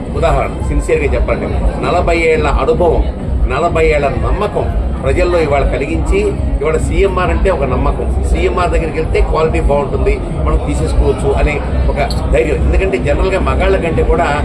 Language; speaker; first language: Telugu; native; Telugu